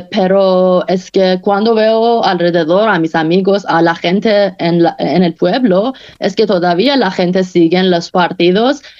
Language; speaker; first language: Spanish; non-native, fluent; Persian